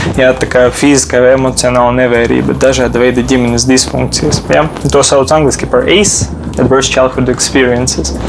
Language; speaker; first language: Latvian; non-native, local second language; Russian